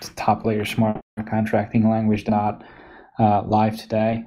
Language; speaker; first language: English; non-native, fluent; Hungarian